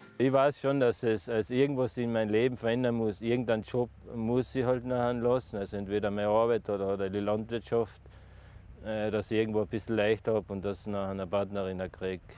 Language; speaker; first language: German; native; German